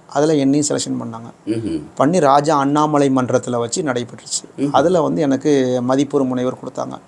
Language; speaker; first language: Tamil; native; Tamil